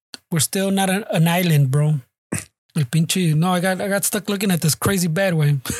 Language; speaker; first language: English; early bilingual, other home language; Spanish